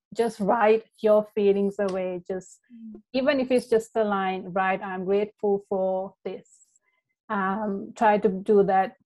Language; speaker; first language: English; non-native, local second language; Sinhala